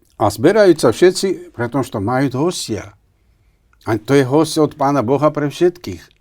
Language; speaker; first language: Slovak; non-native, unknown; Georgian